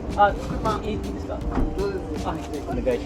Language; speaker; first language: Japanese; non-native, fluent; Filipino